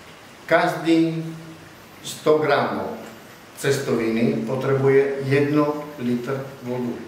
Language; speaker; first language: Czech; non-native, learner; Italian